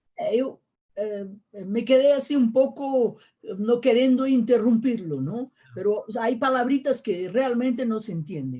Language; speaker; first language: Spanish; non-native, fluent; Portuguese